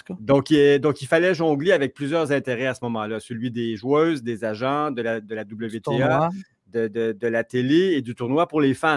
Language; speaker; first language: French; native; French